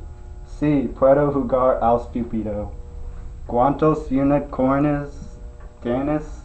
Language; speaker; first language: Spanish; non-native, learner; English